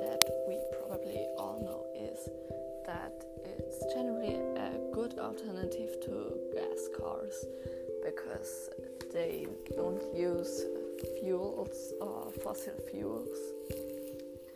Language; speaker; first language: English; non-native, fluent; German